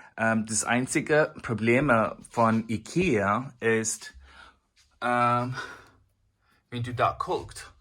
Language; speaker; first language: German; non-native, fluent; English